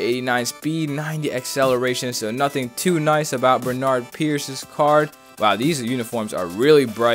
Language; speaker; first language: English; native; English